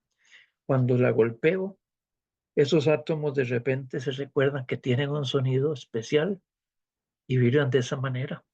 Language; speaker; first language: Spanish; native; Spanish